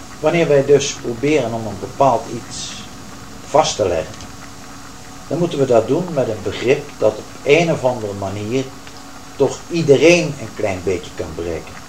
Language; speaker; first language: Dutch; native; Dutch